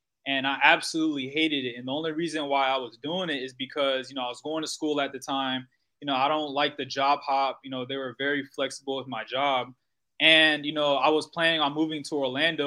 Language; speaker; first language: English; native; English